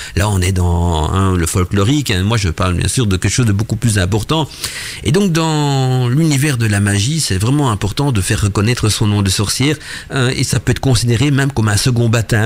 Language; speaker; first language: French; native; French